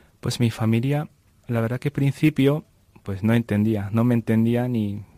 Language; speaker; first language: Spanish; non-native, fluent; Japanese